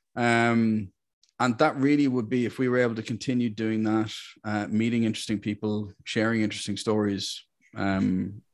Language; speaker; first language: English; native; English